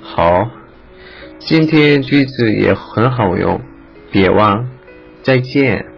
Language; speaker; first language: Chinese; non-native, learner; Korean